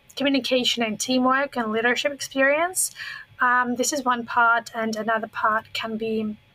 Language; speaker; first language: English; non-native, fluent; Russian